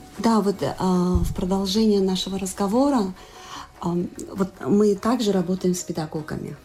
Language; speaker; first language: Russian; non-native, local second language; Tajik